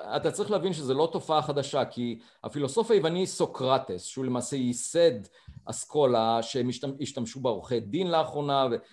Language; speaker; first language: Hebrew; native; Hebrew